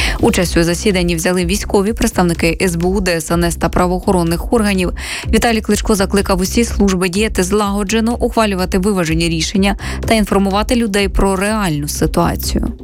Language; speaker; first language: Ukrainian; native; Ukrainian